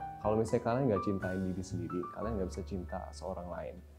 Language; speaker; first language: Indonesian; early bilingual, heritage; Indonesian